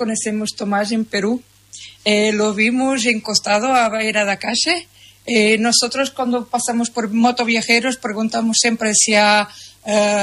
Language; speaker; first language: Spanish; non-native, learner; Portuguese